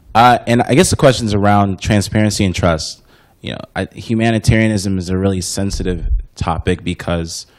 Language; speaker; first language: English; native; English